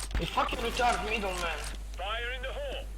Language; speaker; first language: English; non-native, learner; Polish